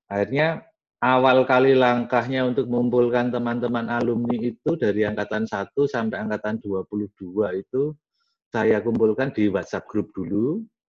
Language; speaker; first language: Indonesian; non-native, local second language; Javanese